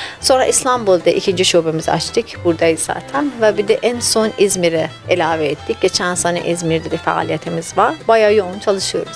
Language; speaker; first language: Turkish; non-native, fluent; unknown